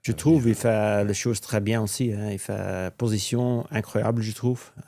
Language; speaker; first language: French; non-native, local second language; Dutch